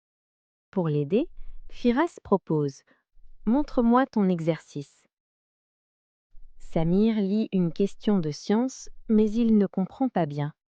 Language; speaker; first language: French; non-native, local second language; Arabic